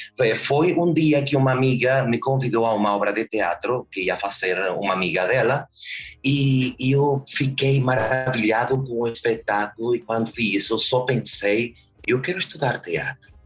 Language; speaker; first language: Portuguese; early bilingual, heritage; Spanish